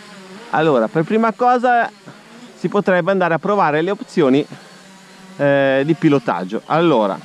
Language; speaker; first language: Italian; native; Italian